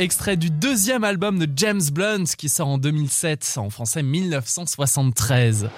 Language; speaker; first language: French; native; French